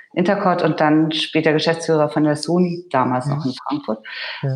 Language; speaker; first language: German; native; German